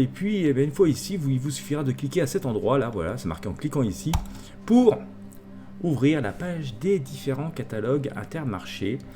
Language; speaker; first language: French; native; French